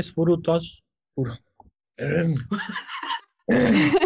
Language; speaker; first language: Spanish; non-native, learner; Turkish